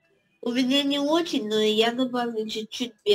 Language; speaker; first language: Russian; early bilingual, heritage; Russian